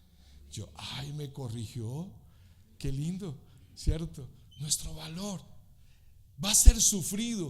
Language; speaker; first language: Spanish; native; Spanish